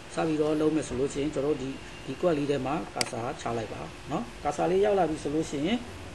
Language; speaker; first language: Burmese; native; Burmese